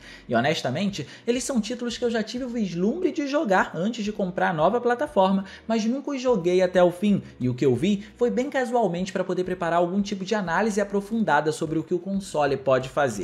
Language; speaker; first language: Portuguese; native; Portuguese